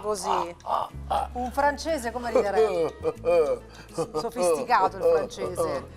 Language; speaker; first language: Italian; native; Italian